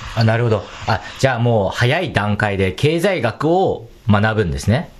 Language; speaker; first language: Japanese; non-native, fluent; Chinese